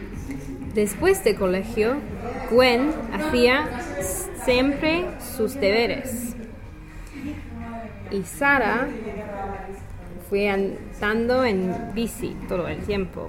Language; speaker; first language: Spanish; non-native, learner; English